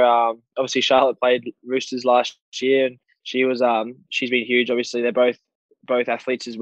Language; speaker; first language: English; native; English